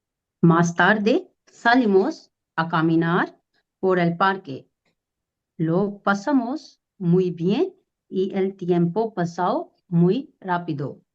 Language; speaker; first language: Spanish; non-native, learner; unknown